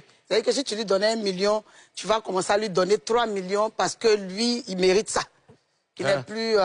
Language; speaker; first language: French; native; French